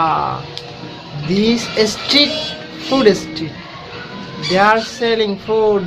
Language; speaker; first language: English; non-native, learner; Bangla